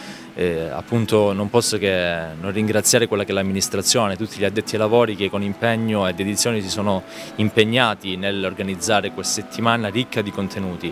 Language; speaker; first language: Italian; native; Italian